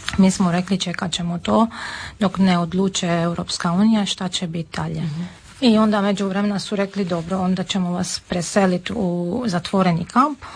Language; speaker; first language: Serbian; non-native, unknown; Armenian